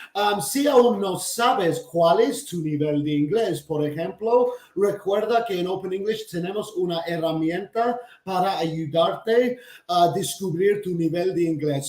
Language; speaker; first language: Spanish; non-native, fluent; English